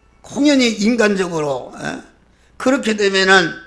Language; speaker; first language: Korean; native; Korean